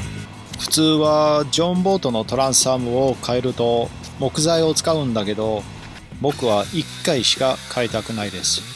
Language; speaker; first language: Japanese; non-native, fluent; English